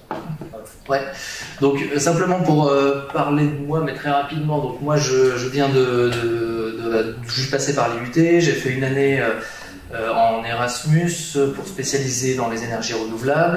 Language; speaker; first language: French; native; French